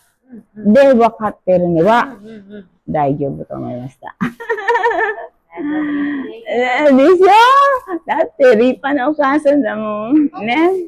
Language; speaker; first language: Japanese; non-native, learner; Filipino